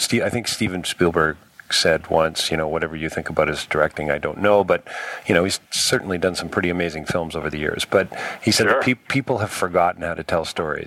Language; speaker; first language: English; native; English